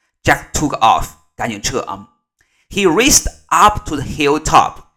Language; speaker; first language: English; non-native, fluent; Chinese